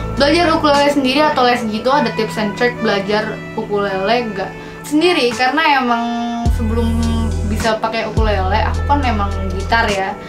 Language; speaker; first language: Indonesian; non-native, local second language; English